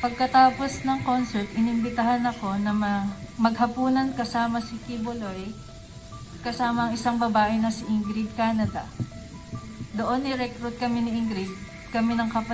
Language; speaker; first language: Filipino; native; Filipino